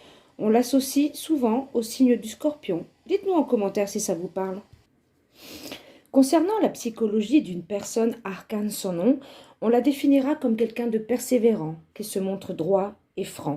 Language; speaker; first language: French; native; French